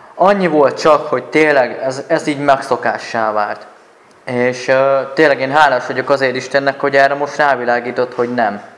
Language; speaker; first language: Hungarian; native; Hungarian